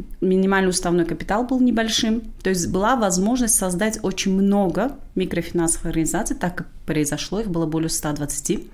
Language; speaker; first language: Russian; non-native, local second language; Tajik